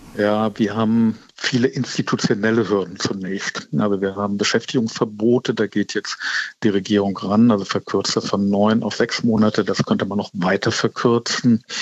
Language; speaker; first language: German; native; German